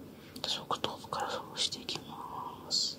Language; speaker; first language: Japanese; native; Japanese